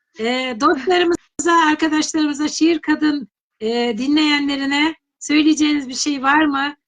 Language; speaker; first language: Turkish; native; Turkish